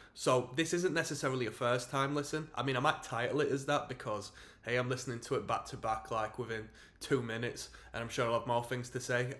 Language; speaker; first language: English; native; English